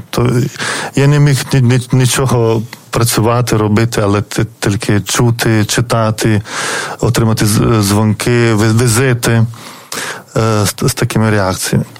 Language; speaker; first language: Ukrainian; non-native, fluent; Lithuanian